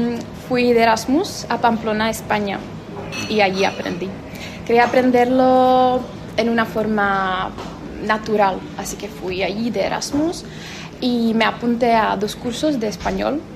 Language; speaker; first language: Spanish; non-native, fluent; Czech